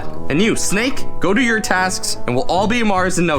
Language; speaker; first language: English; native; English